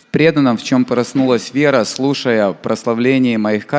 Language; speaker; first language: Russian; native; Russian